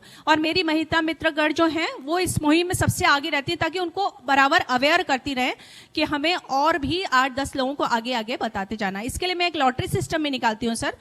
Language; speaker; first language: Hindi; native; Hindi